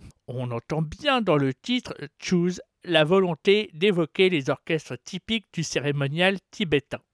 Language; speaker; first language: French; native; French